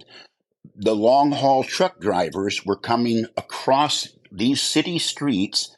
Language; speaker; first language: English; native; English